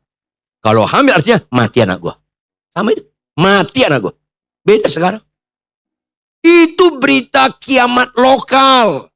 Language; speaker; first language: Indonesian; native; Indonesian